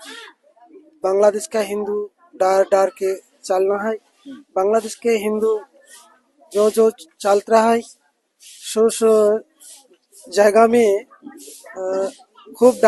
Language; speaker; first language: Hindi; non-native, learner; Bangla